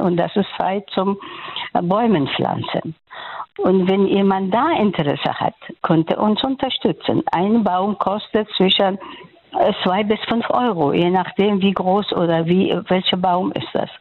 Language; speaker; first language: German; non-native, learner; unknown